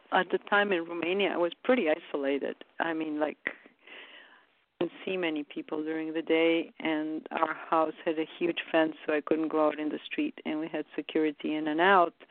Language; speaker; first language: English; early bilingual, other home language; Romanian